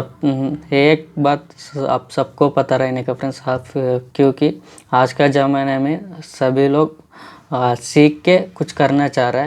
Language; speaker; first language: Hindi; non-native, local second language; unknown